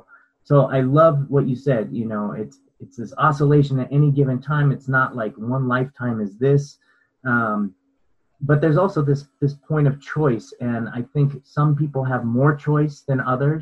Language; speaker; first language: English; native; English